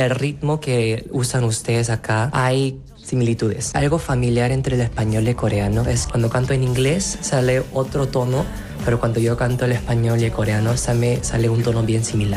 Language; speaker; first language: Spanish; non-native, fluent; Korean